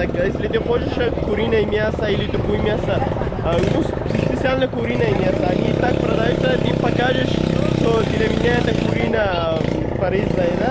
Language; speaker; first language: Russian; non-native, learner; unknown